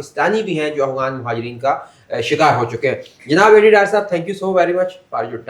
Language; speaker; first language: Urdu; native; Urdu